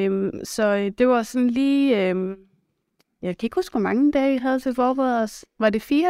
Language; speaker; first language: Danish; native; Danish